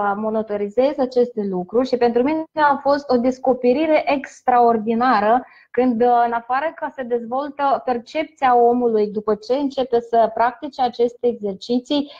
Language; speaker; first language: Romanian; non-native, fluent; Russian